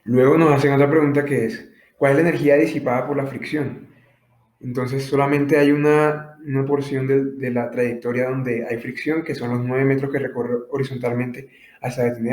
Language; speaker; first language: Spanish; native; Spanish